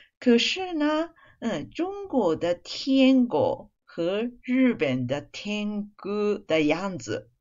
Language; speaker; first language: Chinese; non-native, fluent; Japanese